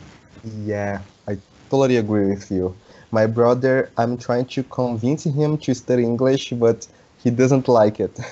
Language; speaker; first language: English; non-native, learner; Portuguese